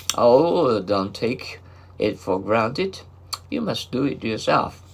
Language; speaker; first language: English; non-native, fluent; Japanese